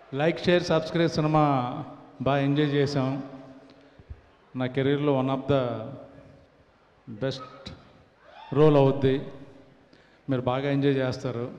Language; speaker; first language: Telugu; native; Telugu